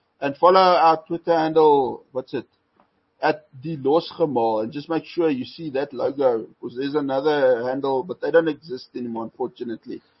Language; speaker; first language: English; non-native, local second language; Afrikaans